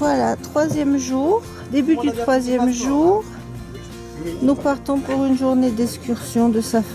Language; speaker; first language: French; native; French